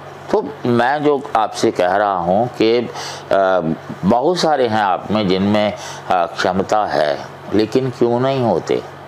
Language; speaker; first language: Hindi; non-native, local second language; Punjabi